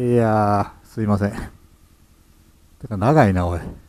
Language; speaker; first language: Japanese; native; Japanese